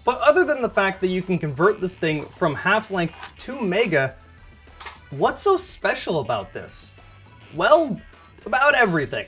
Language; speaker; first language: English; native; English